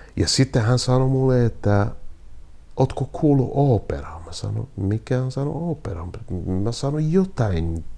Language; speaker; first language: Finnish; non-native, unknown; Kurdish